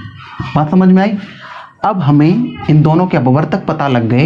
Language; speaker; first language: Hindi; native; Hindi